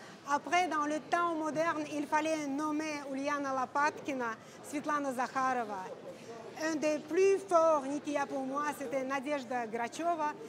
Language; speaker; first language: French; non-native, fluent; Russian